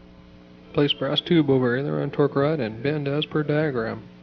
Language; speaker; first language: English; native; English